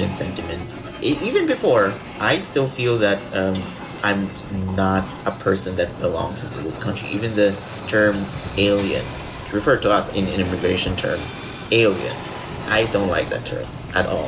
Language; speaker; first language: English; non-native, local second language; Filipino